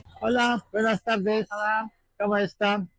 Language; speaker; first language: Spanish; non-native, learner; Polish